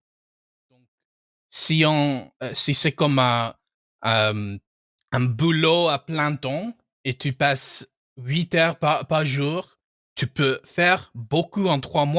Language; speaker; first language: French; non-native, fluent; English